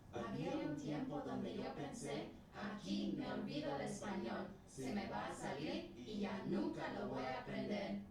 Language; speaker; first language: Spanish; early bilingual, other home language; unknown